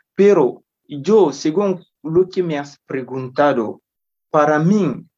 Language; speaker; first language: Spanish; non-native, fluent; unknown